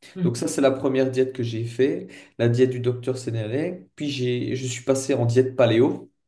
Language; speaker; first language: French; native; French